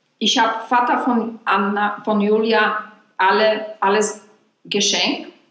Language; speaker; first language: German; non-native, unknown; Polish